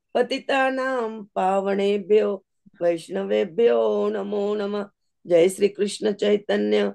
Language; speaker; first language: Hindi; non-native, local second language; Marathi